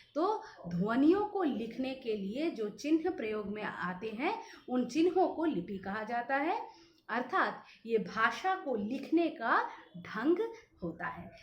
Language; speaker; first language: Hindi; non-native, local second language; Bangla